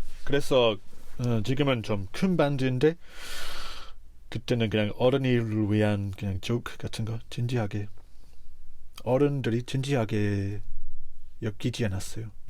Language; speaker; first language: Korean; non-native, fluent; English